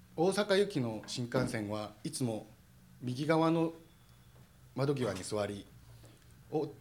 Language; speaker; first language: Japanese; non-native, fluent; Korean